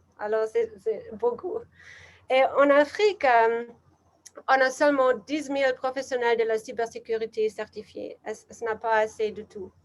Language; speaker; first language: French; non-native, learner; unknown